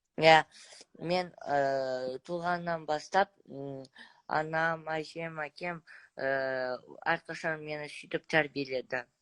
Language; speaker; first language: Kazakh; non-native, local second language; Russian